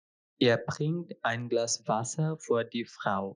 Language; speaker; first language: German; non-native, fluent; Bangla